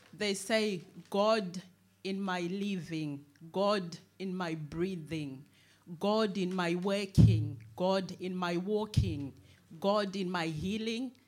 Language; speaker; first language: English; non-native, local second language; Shona